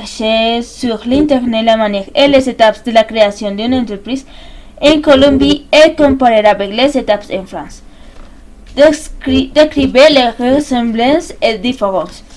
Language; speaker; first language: French; non-native, learner; Spanish